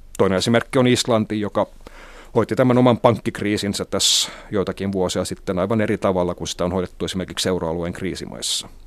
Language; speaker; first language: Finnish; non-native, local second language; Swedish